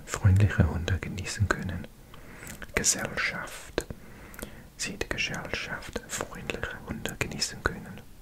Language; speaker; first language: German; non-native, learner; English